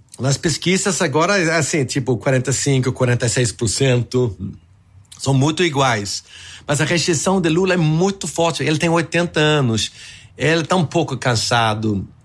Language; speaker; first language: Portuguese; non-native, fluent; Swedish